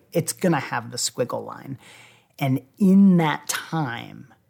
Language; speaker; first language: English; native; English